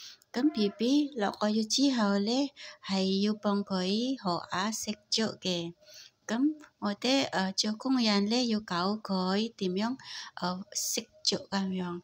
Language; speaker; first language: Cantonese; non-native, fluent; Indonesian